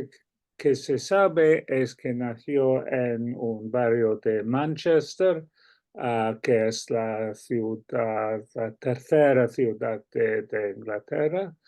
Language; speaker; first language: Spanish; non-native, fluent; English